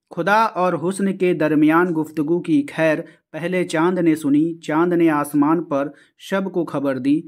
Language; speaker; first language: Hindi; native; Hindi